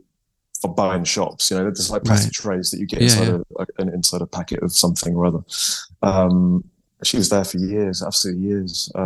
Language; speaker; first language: English; native; English